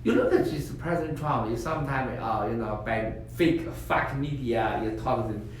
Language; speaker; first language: English; non-native, learner; Chinese